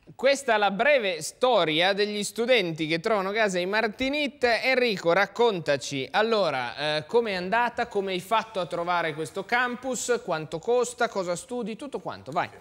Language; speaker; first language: Italian; native; Italian